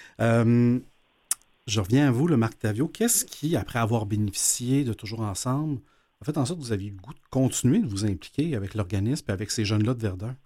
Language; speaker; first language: French; native; French